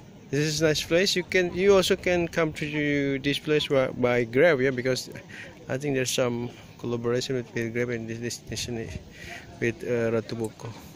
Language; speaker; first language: English; non-native, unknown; Indonesian